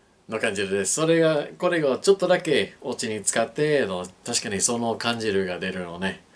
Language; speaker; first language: Japanese; non-native, learner; English